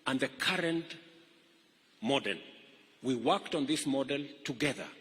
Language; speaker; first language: English; non-native, local second language; Kalenjin